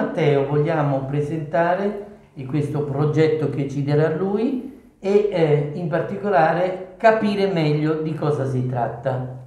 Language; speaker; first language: Italian; native; Italian